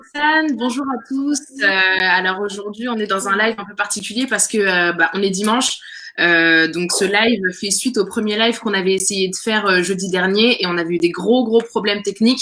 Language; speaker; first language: French; native; French